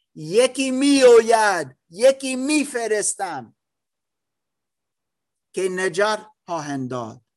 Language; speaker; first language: Persian; non-native, learner; German